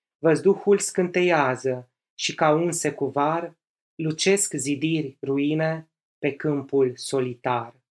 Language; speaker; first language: Romanian; native; Romanian